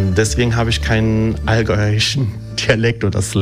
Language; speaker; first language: German; early bilingual, other home language; Italian